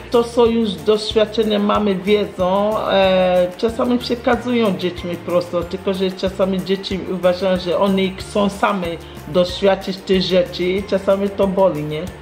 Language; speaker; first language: Polish; non-native, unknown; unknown